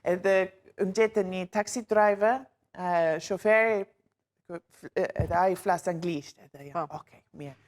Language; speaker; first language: Albanian; non-native, learner; English